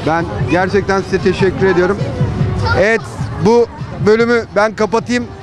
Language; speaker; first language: Turkish; native; Turkish